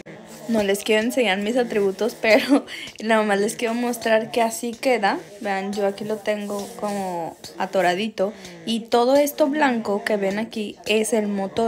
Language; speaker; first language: Spanish; native; Spanish